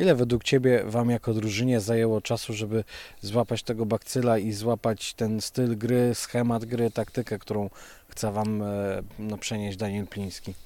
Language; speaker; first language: Polish; native; Polish